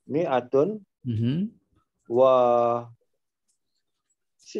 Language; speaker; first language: Arabic; non-native, learner; Malay